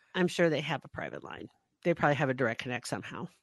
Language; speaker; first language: English; native; English